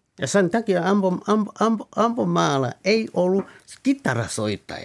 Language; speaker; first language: Finnish; non-native, fluent; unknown